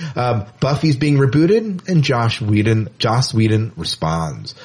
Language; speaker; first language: English; native; English